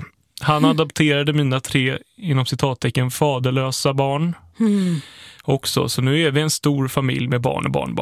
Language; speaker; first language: Swedish; native; Swedish